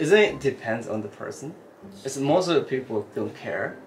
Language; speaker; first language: English; non-native, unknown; Japanese